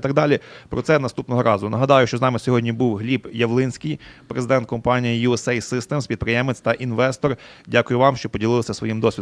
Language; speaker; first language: Ukrainian; native; Ukrainian